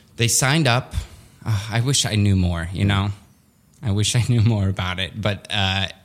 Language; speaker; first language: English; early bilingual, other home language; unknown